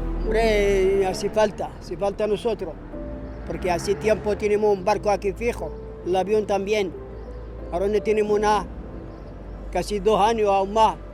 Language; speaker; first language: Spanish; non-native, learner; Arabic